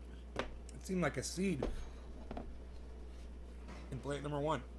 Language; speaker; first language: English; native; English